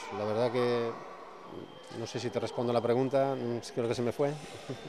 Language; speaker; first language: Spanish; native; Spanish